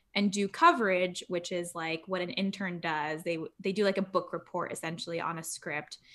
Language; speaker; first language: English; native; English